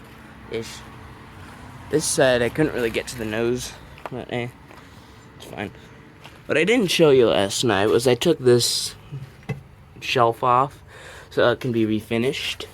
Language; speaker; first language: English; native; English